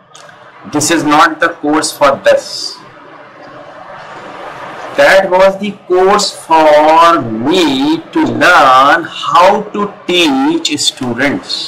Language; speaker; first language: English; non-native, local second language; Hindi